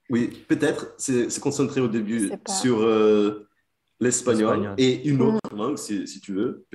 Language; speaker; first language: French; non-native, fluent; Portuguese